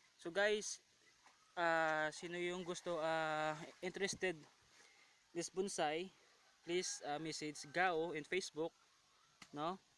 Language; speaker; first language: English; non-native, local second language; Hiligaynon